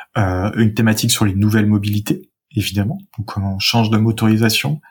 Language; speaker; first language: French; native; French